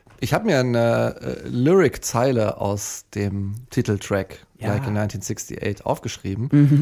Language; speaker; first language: German; native; German